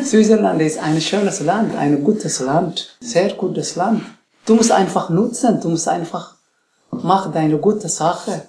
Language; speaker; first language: German; non-native, learner; Tigrinya